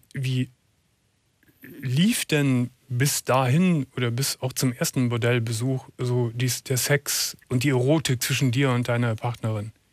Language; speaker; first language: German; native; German